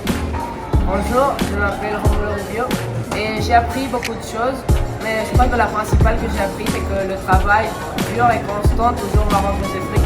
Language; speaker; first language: French; non-native, fluent; Spanish